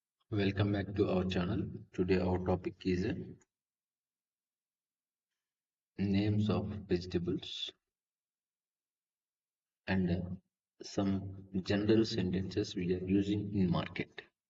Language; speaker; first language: English; non-native, local second language; Telugu